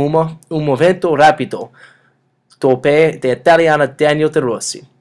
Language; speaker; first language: Portuguese; non-native, learner; English